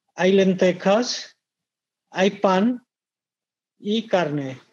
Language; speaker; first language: Spanish; non-native, fluent; Bangla